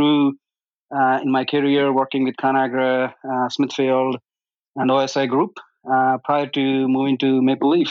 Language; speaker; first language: English; non-native, local second language; Telugu